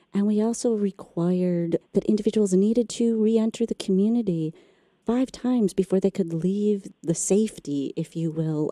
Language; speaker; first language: English; native; English